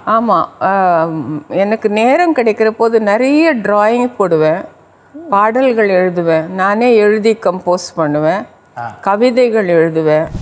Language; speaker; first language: Tamil; native; Tamil